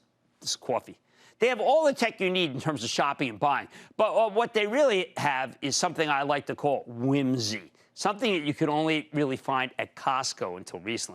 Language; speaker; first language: English; native; English